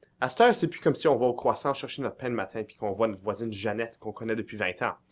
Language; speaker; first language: French; native; French